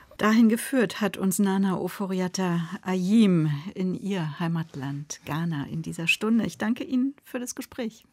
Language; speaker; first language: German; native; German